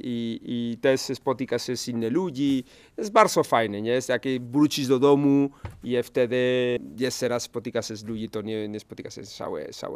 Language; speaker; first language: Polish; non-native, learner; Spanish